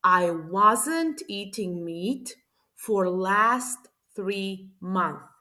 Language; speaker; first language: English; non-native, fluent; Latvian